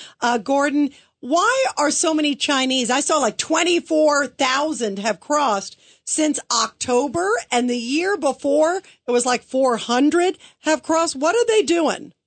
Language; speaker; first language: English; native; English